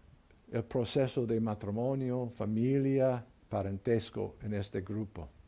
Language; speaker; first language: Spanish; non-native, learner; English